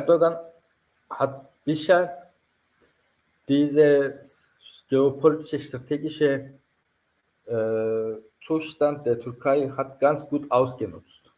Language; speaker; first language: German; non-native, fluent; Turkish